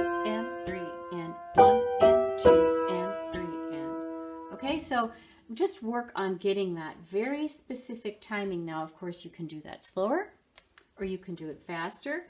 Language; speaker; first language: English; native; English